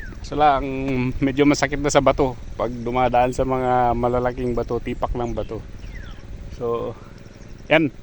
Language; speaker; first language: Filipino; non-native, local second language; Iloko